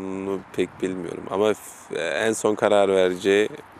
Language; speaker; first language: Turkish; early bilingual, heritage; German